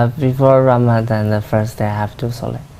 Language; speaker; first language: English; non-native, learner; Chinese